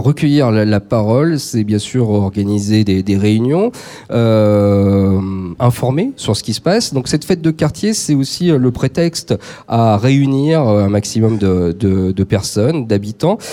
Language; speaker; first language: French; native; French